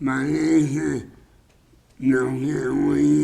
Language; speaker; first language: Spanish; non-native, fluent; English